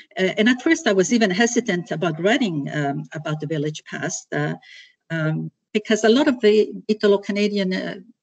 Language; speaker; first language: English; early bilingual, other home language; Italian